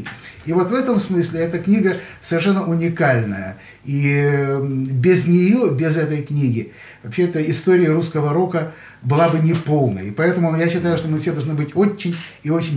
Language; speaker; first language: Russian; native; Russian